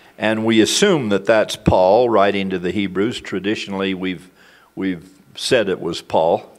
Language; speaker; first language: English; native; English